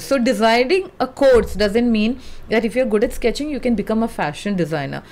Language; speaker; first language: English; non-native, local second language; Malayalam